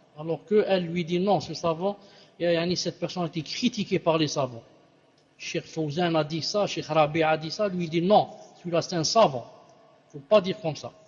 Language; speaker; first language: French; non-native, local second language; Arabic